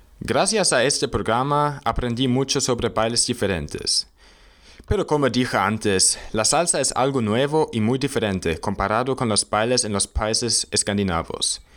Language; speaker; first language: Spanish; non-native, learner; German